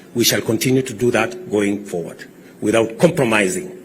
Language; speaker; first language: English; non-native, local second language; Kalenjin